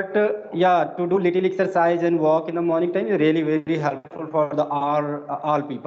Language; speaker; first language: English; non-native, fluent; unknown